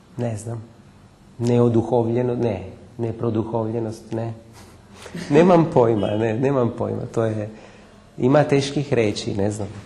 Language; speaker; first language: Serbian; non-native, fluent; Italian